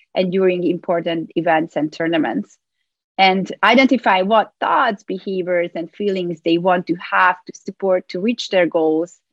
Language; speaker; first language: English; non-native, fluent; Hungarian